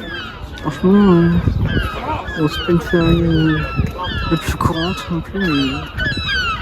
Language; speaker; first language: French; native; French